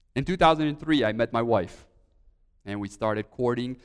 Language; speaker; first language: English; early bilingual, other home language; Romanian